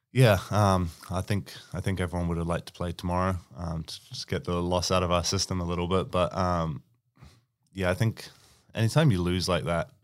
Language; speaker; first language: English; native; English